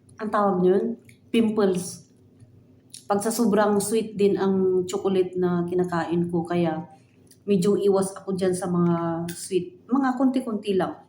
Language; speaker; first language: Filipino; native; Filipino